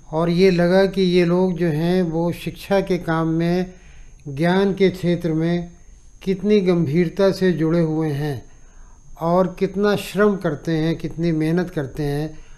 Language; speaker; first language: Hindi; native; Hindi